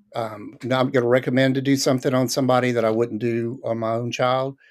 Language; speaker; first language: English; native; English